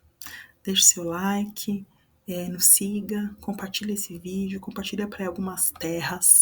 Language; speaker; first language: Portuguese; native; Portuguese